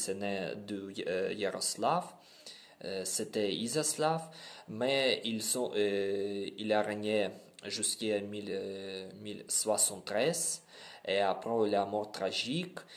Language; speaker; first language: French; non-native, learner; Ukrainian